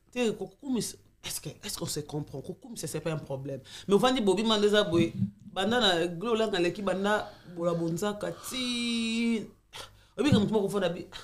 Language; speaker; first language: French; non-native, local second language; Lingala